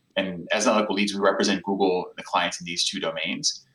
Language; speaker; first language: English; non-native, fluent; Portuguese